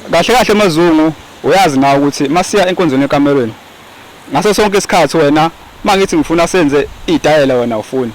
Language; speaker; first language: Zulu; native; Zulu